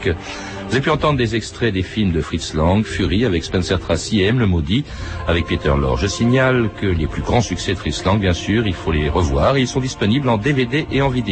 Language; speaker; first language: French; native; French